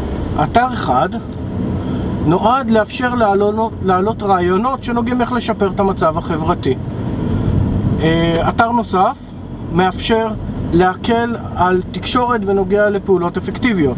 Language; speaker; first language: Hebrew; native; Hebrew